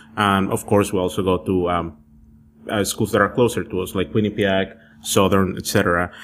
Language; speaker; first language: English; early bilingual, other home language; Spanish